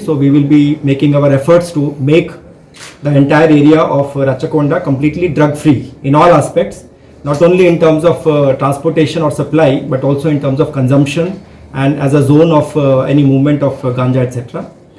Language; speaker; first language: English; non-native, local second language; Telugu